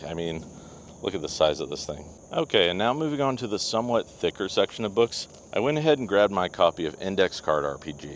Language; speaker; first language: English; native; English